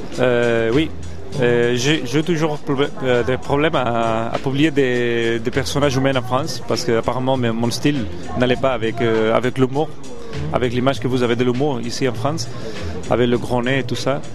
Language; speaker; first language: French; non-native, fluent; Spanish